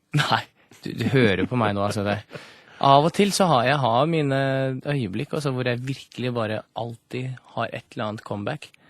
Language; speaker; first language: Norwegian; early bilingual, other home language; Russian